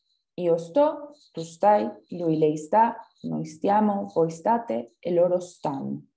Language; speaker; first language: Italian; non-native, fluent; Spanish